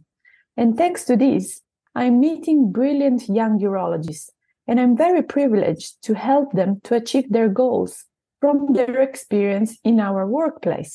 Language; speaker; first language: English; non-native, fluent; Italian